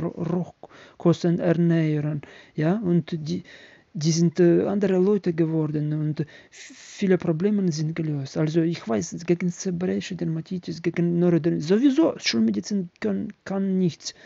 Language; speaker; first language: German; non-native, learner; Ukrainian